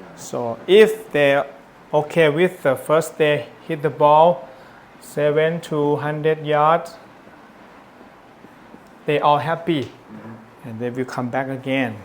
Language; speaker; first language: English; non-native, learner; Thai